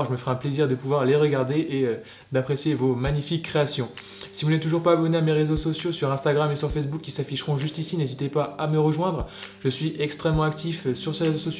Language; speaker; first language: French; native; French